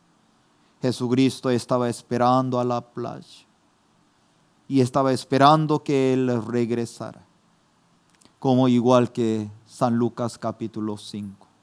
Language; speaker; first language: Spanish; non-native, fluent; Korean